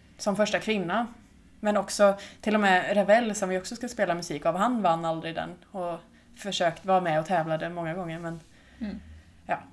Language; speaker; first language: Swedish; native; Swedish